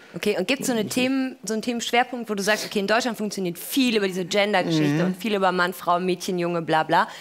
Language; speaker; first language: German; native; German